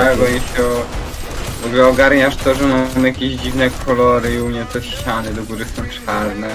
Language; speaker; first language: Polish; native; Polish